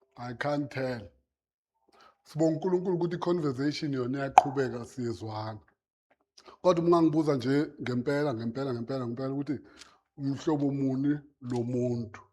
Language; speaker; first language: Zulu; native; Zulu